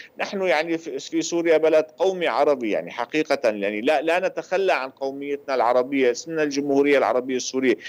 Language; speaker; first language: Arabic; native; Arabic